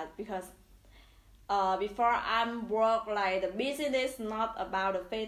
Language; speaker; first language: English; non-native, learner; Vietnamese